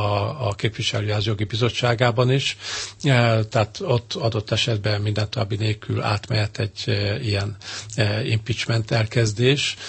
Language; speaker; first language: Hungarian; native; Hungarian